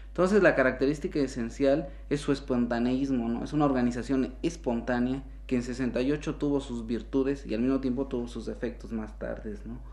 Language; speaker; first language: Spanish; native; Spanish